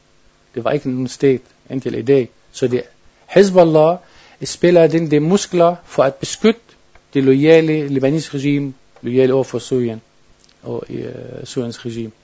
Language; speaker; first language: Danish; non-native, learner; Arabic